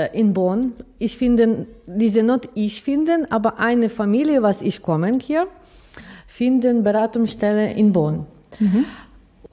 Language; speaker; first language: German; non-native, learner; Ukrainian